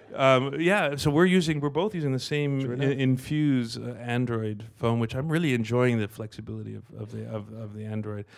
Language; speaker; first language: English; native; English